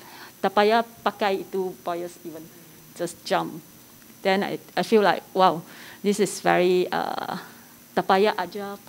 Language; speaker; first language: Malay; non-native, local second language; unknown